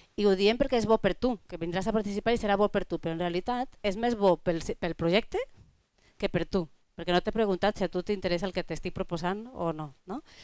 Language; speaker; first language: Catalan; non-native, local second language; Spanish